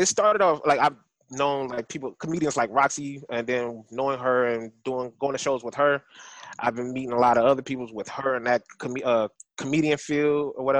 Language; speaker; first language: English; native; English